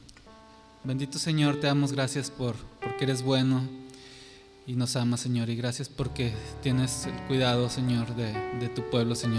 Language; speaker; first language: Spanish; native; Spanish